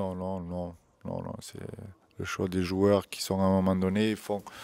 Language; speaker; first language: French; native; French